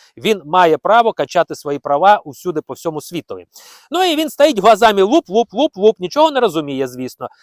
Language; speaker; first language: Ukrainian; non-native, local second language; Russian